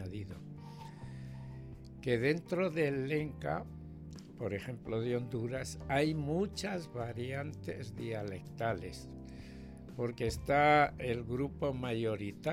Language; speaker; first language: Spanish; native; Spanish